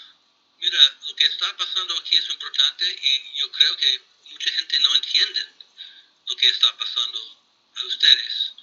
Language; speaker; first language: Spanish; non-native, fluent; English